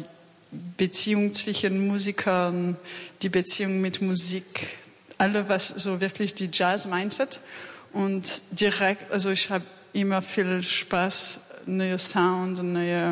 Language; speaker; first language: German; non-native, fluent; French